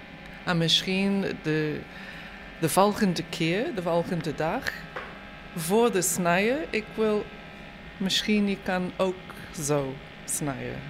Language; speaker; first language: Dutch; non-native, learner; English